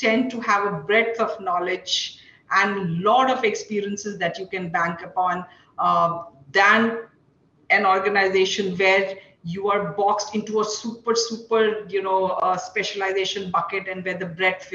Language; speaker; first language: English; non-native, local second language; Hindi